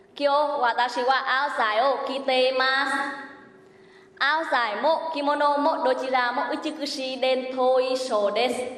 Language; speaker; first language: Japanese; non-native, fluent; Vietnamese